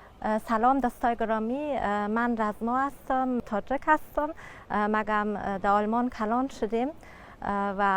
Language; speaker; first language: Persian; early bilingual, heritage; Persian